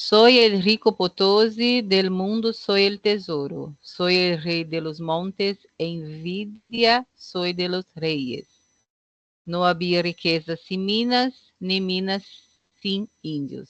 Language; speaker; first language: Spanish; non-native, learner; Portuguese